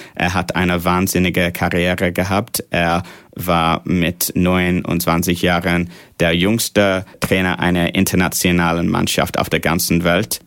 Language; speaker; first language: German; non-native, fluent; English